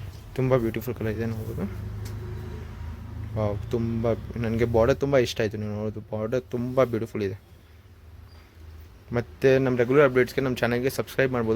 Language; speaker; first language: Kannada; non-native, local second language; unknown